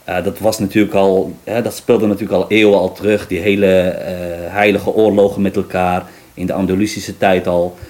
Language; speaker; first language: Dutch; early bilingual, other home language; Riffian